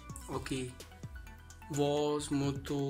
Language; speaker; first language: Portuguese; non-native, learner; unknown